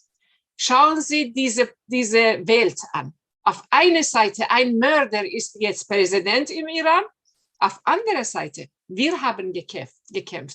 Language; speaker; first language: German; non-native, fluent; Persian